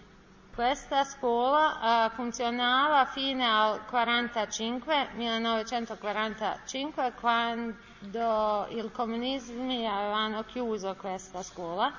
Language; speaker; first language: Italian; non-native, learner; Bosnian